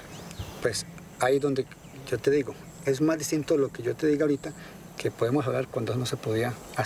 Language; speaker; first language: Spanish; native; Spanish